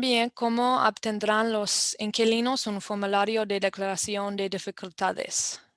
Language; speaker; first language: Spanish; non-native, fluent; English